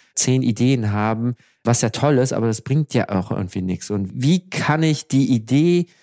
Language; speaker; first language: German; native; German